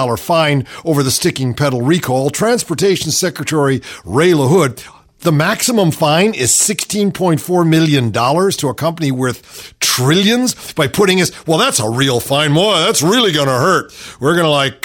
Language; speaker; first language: English; native; English